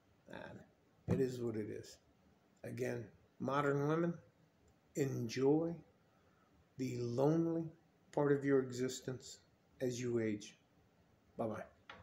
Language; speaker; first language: English; native; English